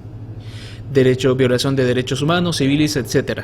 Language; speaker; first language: Spanish; native; Spanish